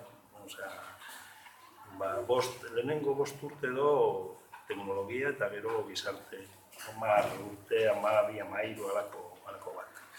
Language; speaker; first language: Basque; non-native, local second language; Spanish